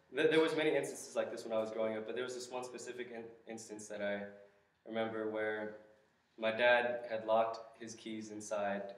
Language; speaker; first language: English; native; English